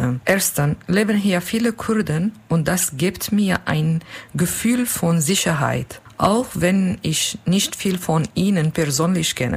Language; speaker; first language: German; non-native, learner; Kurdish